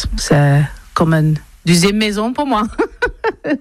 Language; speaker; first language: French; non-native, learner; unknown